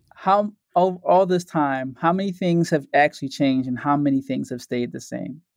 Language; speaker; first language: English; native; English